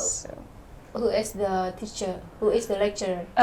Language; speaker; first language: English; non-native, learner; Indonesian